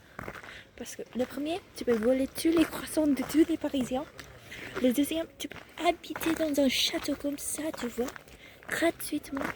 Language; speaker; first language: French; non-native, learner; Indonesian